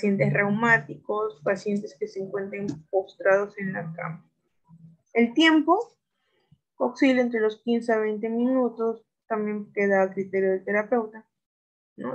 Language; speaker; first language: Spanish; native; Spanish